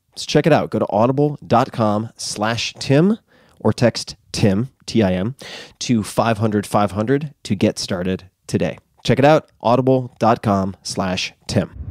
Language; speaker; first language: English; native; English